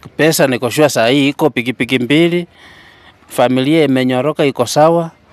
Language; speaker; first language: Swahili; native; Swahili